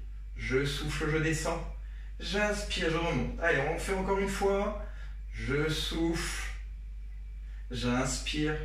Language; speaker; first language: French; native; French